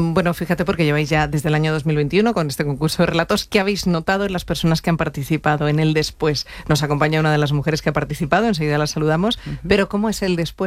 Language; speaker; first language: Spanish; native; Spanish